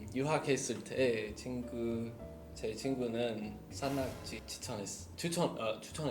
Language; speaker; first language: Korean; non-native, learner; English